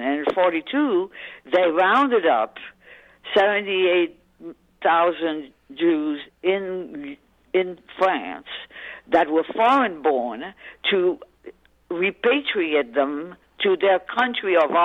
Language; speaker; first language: English; early bilingual, other home language; French